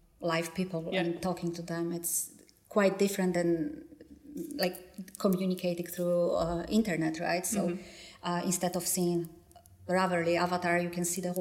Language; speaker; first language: English; non-native, fluent; Polish